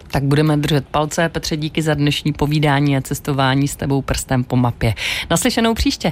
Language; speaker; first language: Czech; native; Czech